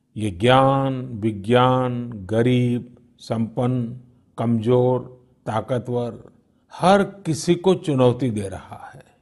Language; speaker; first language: Hindi; non-native, local second language; Gujarati